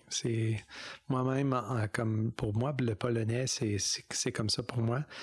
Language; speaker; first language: French; non-native, local second language; English